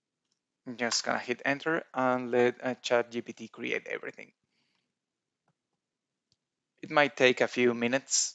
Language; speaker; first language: English; non-native, fluent; Spanish